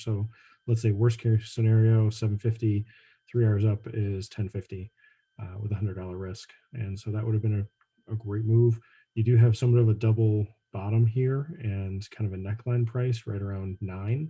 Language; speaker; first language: English; native; English